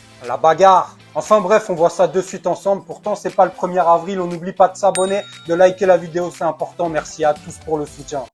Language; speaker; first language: French; native; French